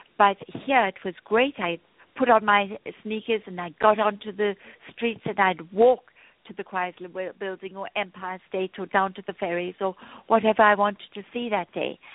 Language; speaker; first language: English; native; English